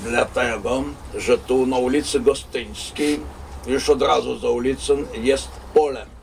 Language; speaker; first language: Polish; non-native, fluent; Russian